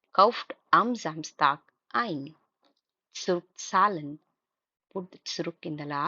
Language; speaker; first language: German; non-native, fluent; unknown